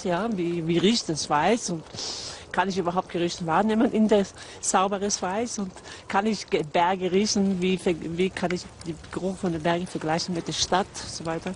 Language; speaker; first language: German; non-native, fluent; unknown